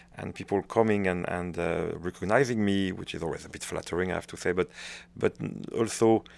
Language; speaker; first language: English; non-native, fluent; French